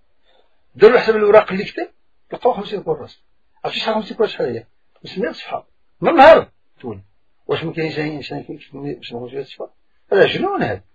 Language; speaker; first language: Arabic; native; Arabic